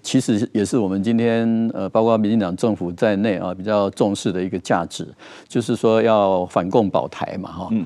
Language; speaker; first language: Chinese; native; Chinese